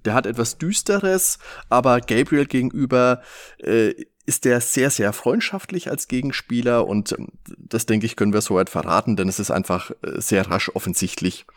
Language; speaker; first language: German; native; German